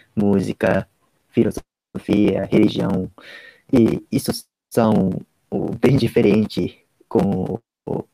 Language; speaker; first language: Portuguese; non-native, fluent; Japanese